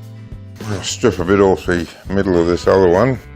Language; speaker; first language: English; native; English